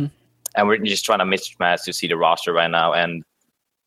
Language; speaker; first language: English; non-native, fluent; Swedish